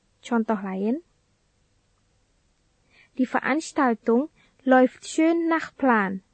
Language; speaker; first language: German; non-native, fluent; Indonesian